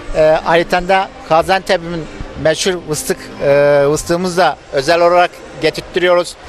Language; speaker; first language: Turkish; native; Turkish